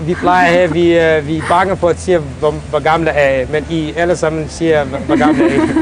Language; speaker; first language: Danish; non-native, fluent; Central Kurdish